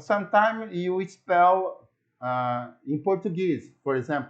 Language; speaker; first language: English; non-native, learner; Portuguese